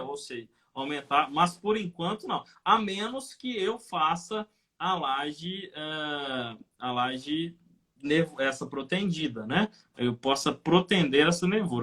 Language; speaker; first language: Portuguese; native; Portuguese